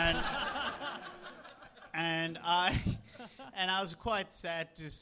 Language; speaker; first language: English; non-native, local second language; Sinhala